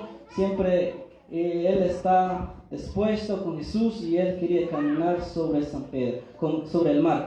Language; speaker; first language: Spanish; non-native, local second language; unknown